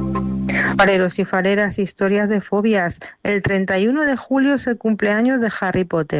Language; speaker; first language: Spanish; native; Spanish